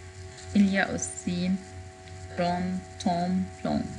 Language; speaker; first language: French; non-native, fluent; Arabic